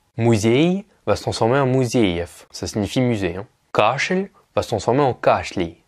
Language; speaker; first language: French; native; French